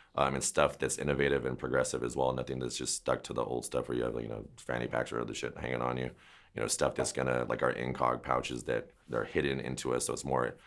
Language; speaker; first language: English; native; English